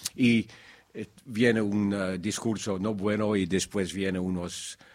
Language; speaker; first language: Spanish; non-native, fluent; Dutch